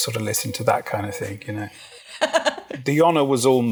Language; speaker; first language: English; native; English